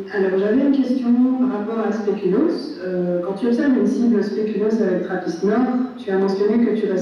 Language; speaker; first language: French; native; French